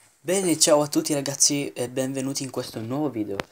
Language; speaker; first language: Italian; native; Italian